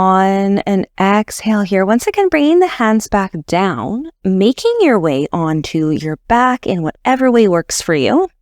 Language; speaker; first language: English; native; English